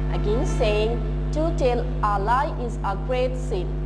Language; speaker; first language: English; non-native, local second language; Bangla